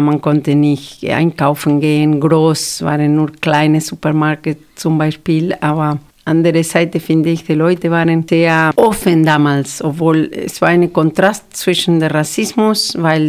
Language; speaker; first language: German; non-native, fluent; Spanish